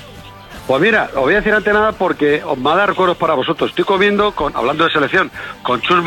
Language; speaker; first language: Spanish; native; Spanish